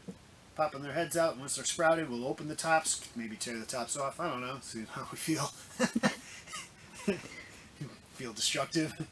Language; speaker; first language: English; native; English